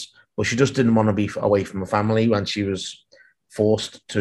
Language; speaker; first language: English; native; English